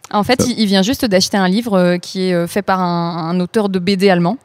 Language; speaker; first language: French; native; French